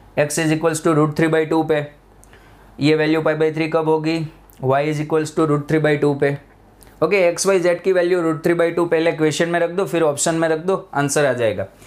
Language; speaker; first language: Hindi; non-native, local second language; Gujarati